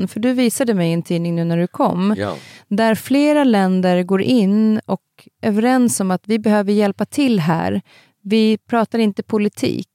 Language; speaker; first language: Swedish; native; Swedish